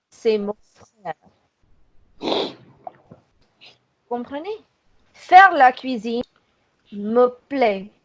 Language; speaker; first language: French; non-native, fluent; Hindi